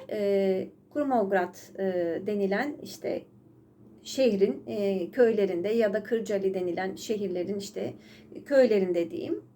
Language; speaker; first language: Turkish; native; Turkish